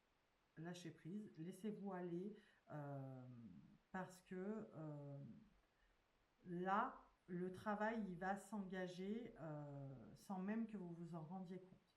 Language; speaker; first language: French; native; French